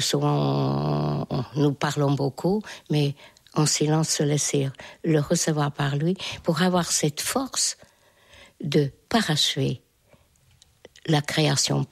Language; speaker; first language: French; non-native, fluent; Hungarian